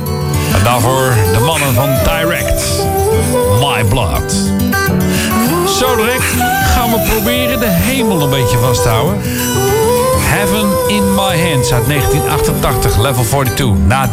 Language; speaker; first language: Dutch; native; Dutch